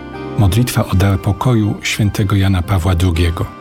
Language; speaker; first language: Polish; native; Polish